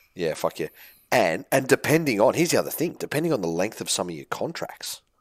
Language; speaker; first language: English; native; English